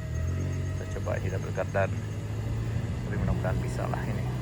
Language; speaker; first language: Indonesian; non-native, local second language; Minangkabau